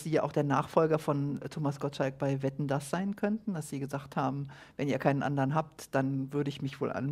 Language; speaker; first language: German; native; German